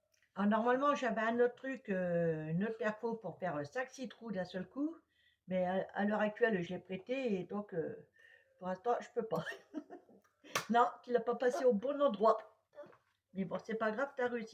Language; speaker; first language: French; native; French